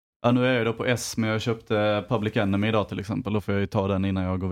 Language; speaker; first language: Swedish; native; Swedish